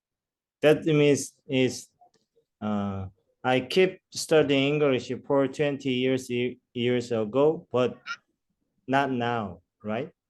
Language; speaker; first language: English; non-native, learner; Korean